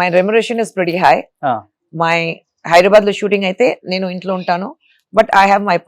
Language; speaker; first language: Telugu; non-native, local second language; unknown